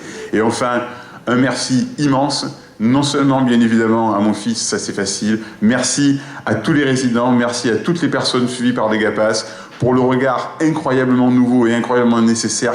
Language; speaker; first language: French; native; French